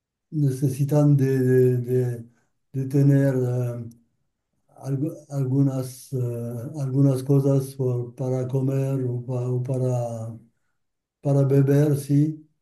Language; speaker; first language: Spanish; non-native, learner; Polish